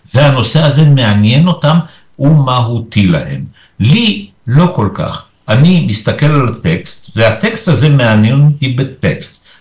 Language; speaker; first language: Hebrew; early bilingual, other home language; Polish